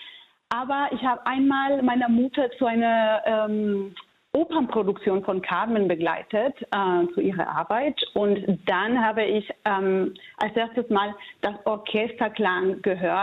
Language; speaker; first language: German; non-native, fluent; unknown